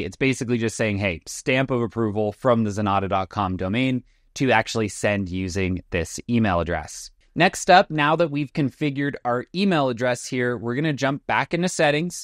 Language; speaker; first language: English; native; English